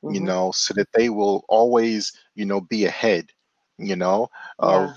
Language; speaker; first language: English; native; English